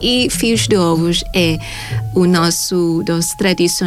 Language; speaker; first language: Portuguese; non-native, fluent; Thai